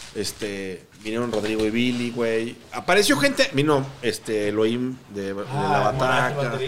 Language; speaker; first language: Spanish; native; Spanish